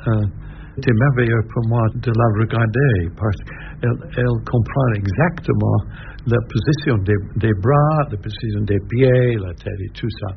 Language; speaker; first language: French; non-native, learner; English